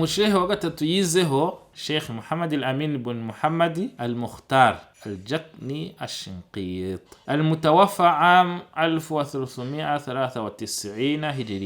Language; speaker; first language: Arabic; non-native, fluent; Kinyarwanda